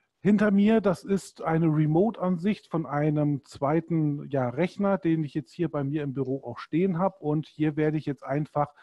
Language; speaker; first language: German; native; German